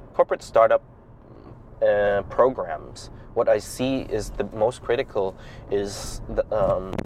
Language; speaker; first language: English; non-native, local second language; Cantonese